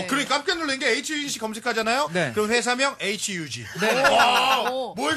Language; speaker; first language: Korean; native; Korean